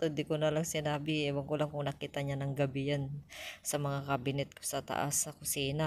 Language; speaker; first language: Filipino; native; Filipino